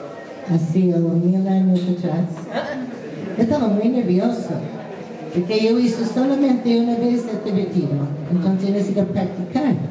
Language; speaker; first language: Spanish; non-native, fluent; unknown